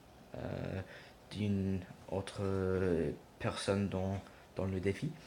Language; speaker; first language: French; non-native, learner; English